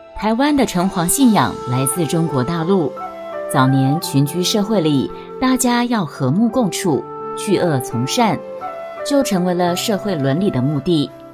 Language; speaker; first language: Chinese; native; Chinese